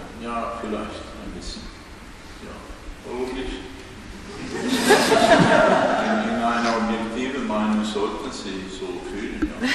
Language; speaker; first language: German; non-native, learner; Swedish